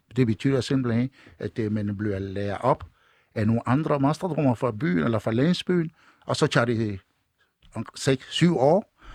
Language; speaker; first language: Danish; non-native, fluent; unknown